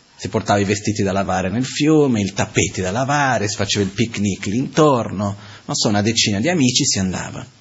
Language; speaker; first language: Italian; non-native, fluent; Portuguese